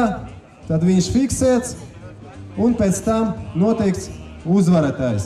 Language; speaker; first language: Latvian; non-native, local second language; Russian